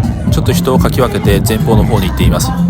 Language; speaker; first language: Japanese; native; Japanese